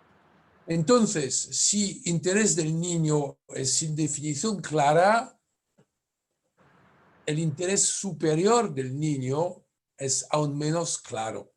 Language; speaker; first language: Spanish; non-native, fluent; French